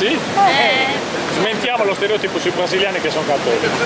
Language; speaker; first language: Italian; native; Italian